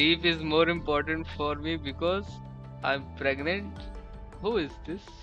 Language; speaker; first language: English; non-native, local second language; Hindi